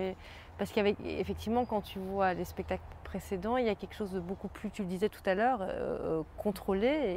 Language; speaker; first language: French; native; French